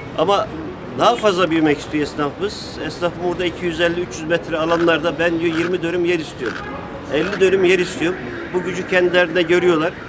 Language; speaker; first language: Turkish; native; Turkish